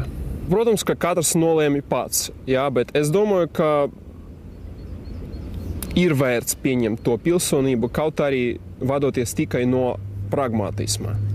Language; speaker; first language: Latvian; non-native, local second language; Russian